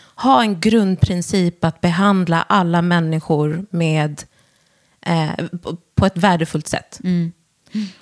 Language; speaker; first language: Swedish; early bilingual, other home language; Wolof